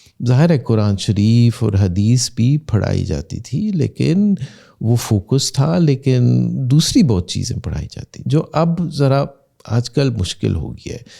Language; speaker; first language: Urdu; early bilingual, heritage; Urdu